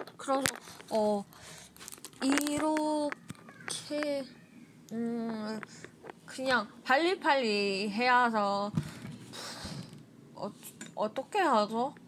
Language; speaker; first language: Korean; non-native, learner; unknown